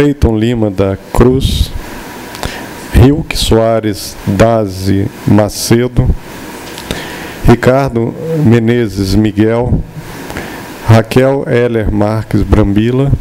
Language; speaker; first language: Portuguese; native; Portuguese